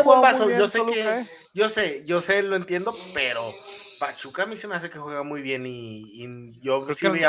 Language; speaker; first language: Spanish; native; Spanish